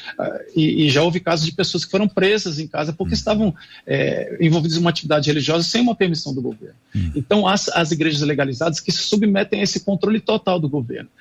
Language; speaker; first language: Portuguese; non-native, fluent; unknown